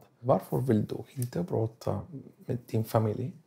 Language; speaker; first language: Swedish; non-native, learner; Arabic